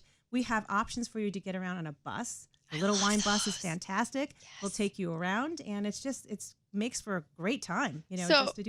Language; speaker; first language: English; native; English